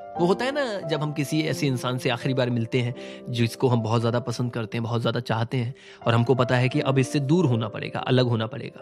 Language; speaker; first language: Hindi; native; Hindi